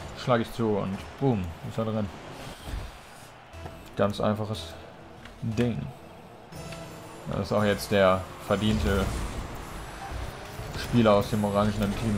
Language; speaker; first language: German; native; German